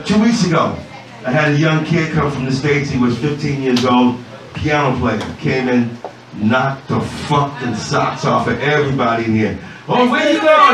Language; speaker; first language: English; native; English